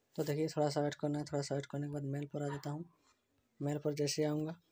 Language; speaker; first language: Hindi; native; Hindi